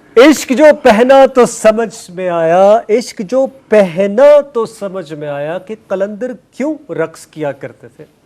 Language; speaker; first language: Hindi; non-native, local second language; Punjabi